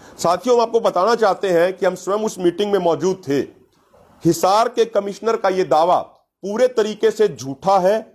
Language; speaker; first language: Hindi; native; Hindi